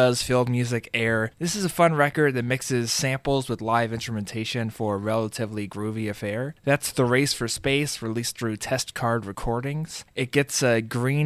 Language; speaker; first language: English; native; English